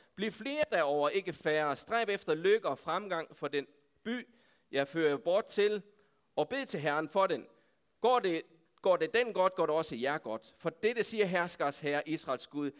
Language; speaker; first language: Danish; native; Danish